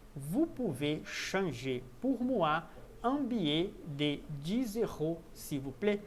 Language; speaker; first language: French; non-native, fluent; Portuguese